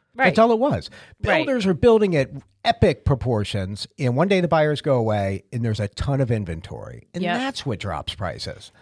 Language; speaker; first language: English; native; English